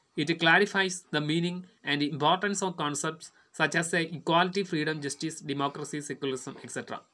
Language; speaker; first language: English; non-native, local second language; Malayalam